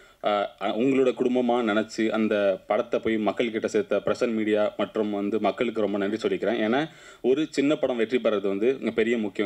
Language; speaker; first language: Tamil; native; Tamil